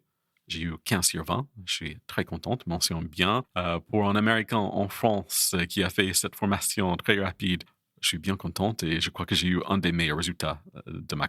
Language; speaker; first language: French; non-native, fluent; English